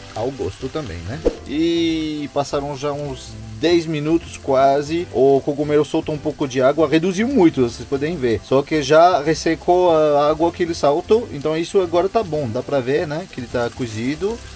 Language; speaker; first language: Portuguese; non-native, fluent; French